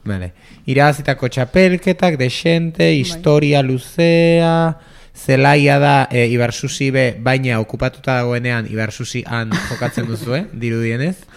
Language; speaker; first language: Basque; native; Basque